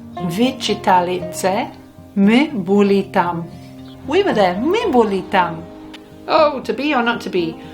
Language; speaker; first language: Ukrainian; non-native, learner; English